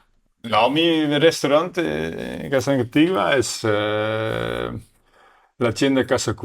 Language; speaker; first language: Spanish; non-native, learner; Dutch